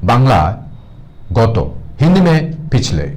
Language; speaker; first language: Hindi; non-native, local second language; Bangla